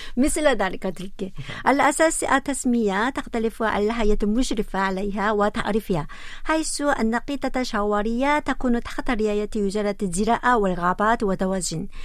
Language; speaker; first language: Arabic; non-native, fluent; Korean